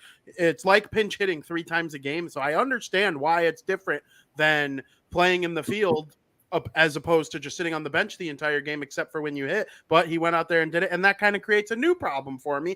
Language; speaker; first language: English; native; English